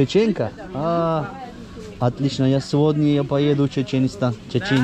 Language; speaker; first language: Russian; non-native, learner; Turkish